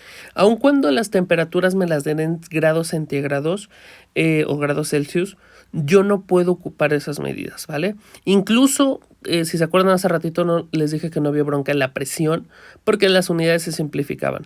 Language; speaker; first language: Spanish; native; Spanish